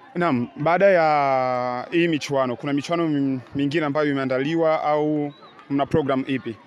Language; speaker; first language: Swahili; native; Swahili